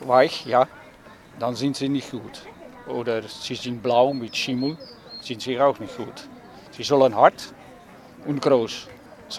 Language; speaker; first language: German; non-native, learner; Dutch